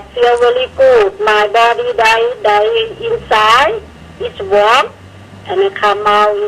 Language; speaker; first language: English; non-native, learner; Thai